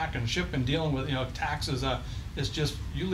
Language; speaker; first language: English; native; English